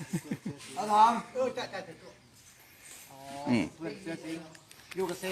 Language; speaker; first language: Thai; native; Thai